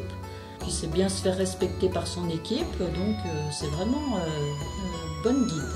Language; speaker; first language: French; native; French